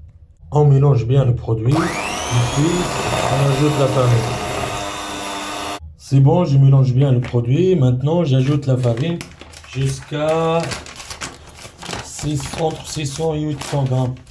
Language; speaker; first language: French; non-native, learner; Arabic